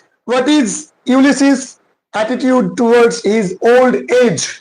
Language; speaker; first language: English; non-native, local second language; Bangla